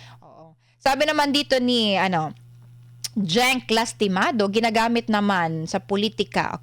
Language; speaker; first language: Filipino; non-native, local second language; Cebuano